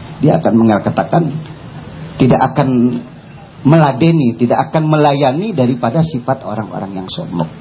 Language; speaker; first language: Indonesian; native; Indonesian